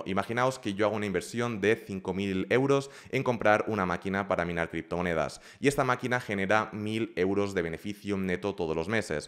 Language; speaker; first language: Spanish; native; Spanish